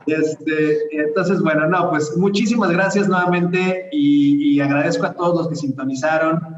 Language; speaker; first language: Spanish; native; Spanish